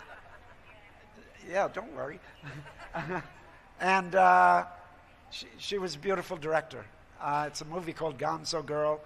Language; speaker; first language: English; native; English